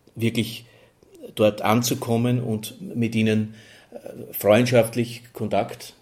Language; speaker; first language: German; native; German